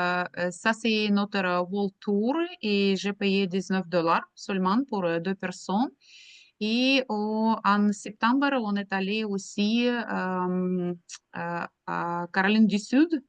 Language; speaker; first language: French; non-native, fluent; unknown